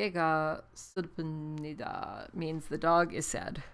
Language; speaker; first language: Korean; non-native, learner; English